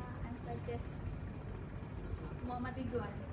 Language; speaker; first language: English; non-native, local second language; Malay